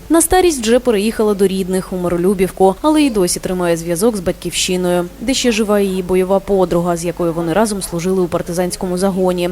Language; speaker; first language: Ukrainian; native; Ukrainian